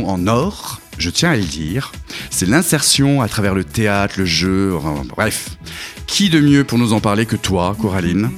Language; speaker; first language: French; native; French